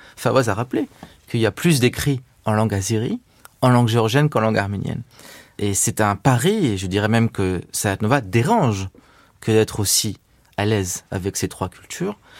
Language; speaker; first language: French; native; French